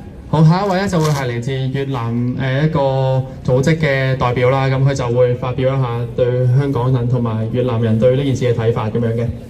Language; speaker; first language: Cantonese; native; Cantonese